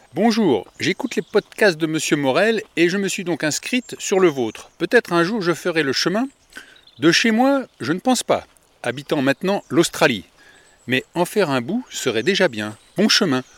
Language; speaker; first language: French; native; French